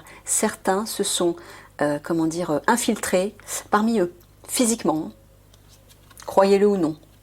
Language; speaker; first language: French; native; French